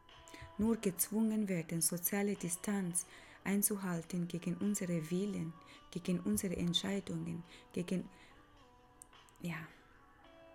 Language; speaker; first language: German; non-native, fluent; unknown